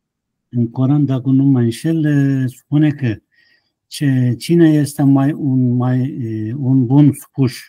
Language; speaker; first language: Romanian; non-native, fluent; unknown